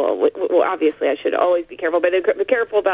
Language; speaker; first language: English; native; English